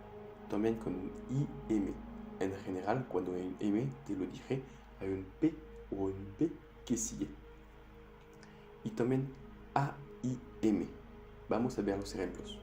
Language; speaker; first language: Spanish; non-native, fluent; French